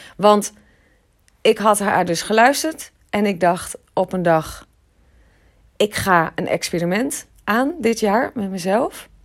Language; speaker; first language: Dutch; native; Dutch